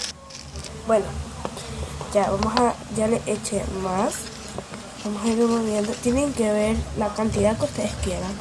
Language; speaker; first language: Spanish; native; Spanish